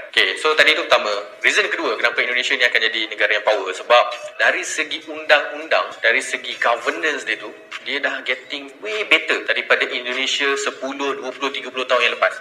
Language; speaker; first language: Malay; native; Malay